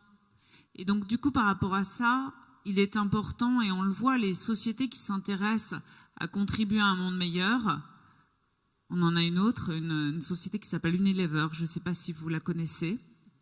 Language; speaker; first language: French; native; French